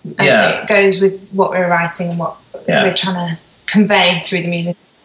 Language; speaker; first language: English; native; English